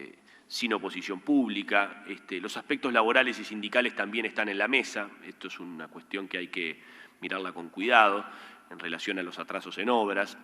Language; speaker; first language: Spanish; native; Spanish